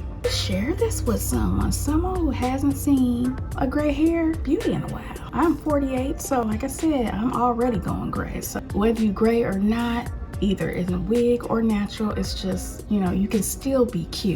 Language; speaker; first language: English; native; English